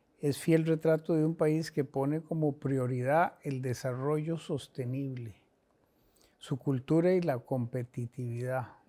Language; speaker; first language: Spanish; native; Spanish